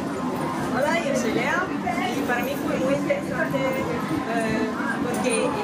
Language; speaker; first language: Spanish; non-native, fluent; Italian